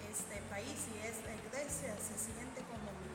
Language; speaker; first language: Spanish; non-native, learner; English